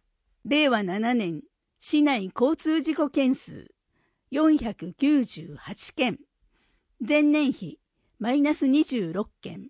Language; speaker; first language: Japanese; native; Japanese